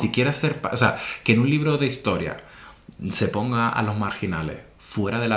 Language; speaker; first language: Spanish; native; Spanish